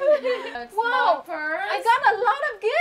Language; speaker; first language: English; non-native, learner; Vietnamese